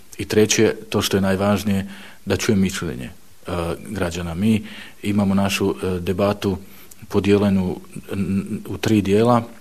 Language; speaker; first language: Bosnian; non-native, fluent; Slovak